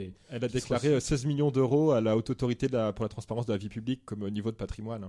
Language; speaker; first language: French; native; French